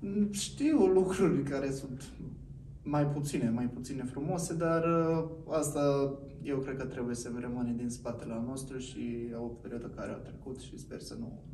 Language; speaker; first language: Romanian; non-native, fluent; Bosnian